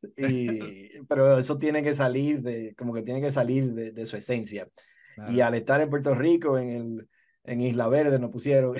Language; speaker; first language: Spanish; native; Spanish